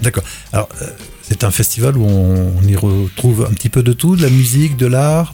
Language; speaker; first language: French; native; French